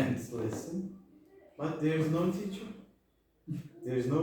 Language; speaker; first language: English; non-native, learner; Turkish